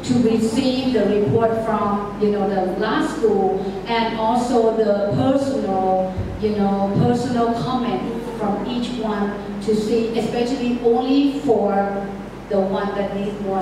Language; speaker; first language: English; non-native, fluent; Thai